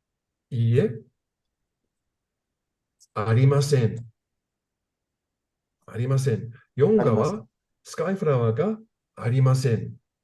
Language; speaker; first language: Japanese; non-native, learner; English